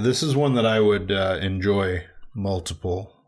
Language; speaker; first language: English; native; English